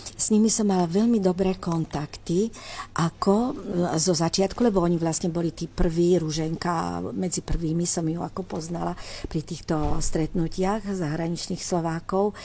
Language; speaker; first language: Slovak; native; Slovak